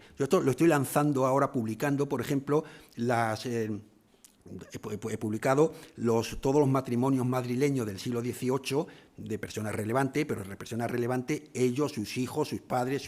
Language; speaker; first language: Spanish; native; Spanish